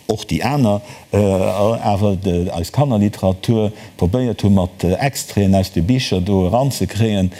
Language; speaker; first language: Luxembourgish; native; Luxembourgish